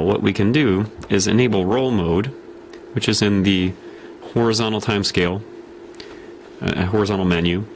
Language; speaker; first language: English; native; English